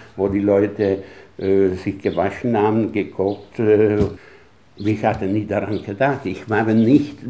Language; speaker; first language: German; non-native, fluent; Italian